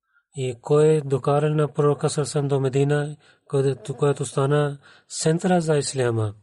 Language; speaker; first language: Bulgarian; non-native, learner; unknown